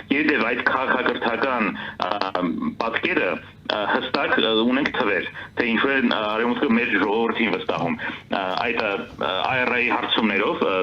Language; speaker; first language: Armenian; early bilingual, heritage; Armenian